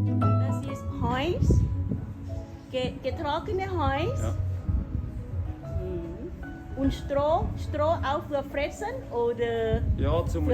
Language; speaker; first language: German; non-native, learner; Thai